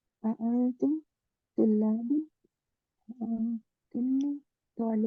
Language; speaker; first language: Arabic; non-native, learner; Urdu